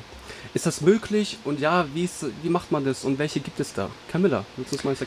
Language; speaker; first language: German; native; German